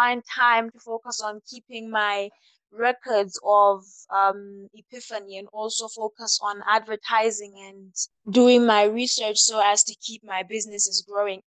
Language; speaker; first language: English; non-native, local second language; Southern Sotho